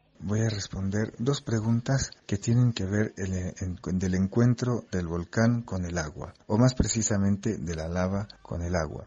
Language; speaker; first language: Spanish; non-native, fluent; French